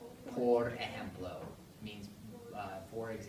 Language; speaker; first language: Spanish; non-native, fluent; English